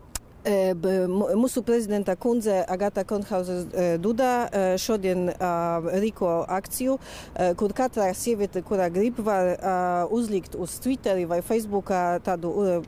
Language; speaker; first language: Latvian; non-native, fluent; Polish